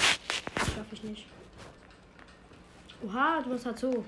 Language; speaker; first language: German; native; German